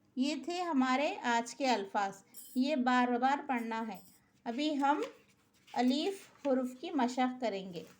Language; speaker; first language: Urdu; native; Urdu